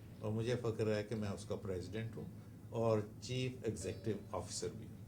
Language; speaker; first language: Urdu; non-native, local second language; Punjabi